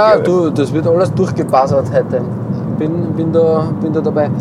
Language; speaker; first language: German; native; German